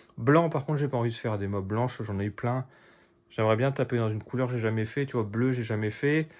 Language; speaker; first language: French; native; French